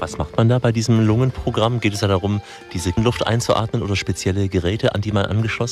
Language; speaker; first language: German; native; German